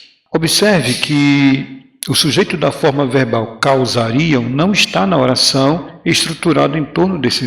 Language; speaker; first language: Portuguese; native; Portuguese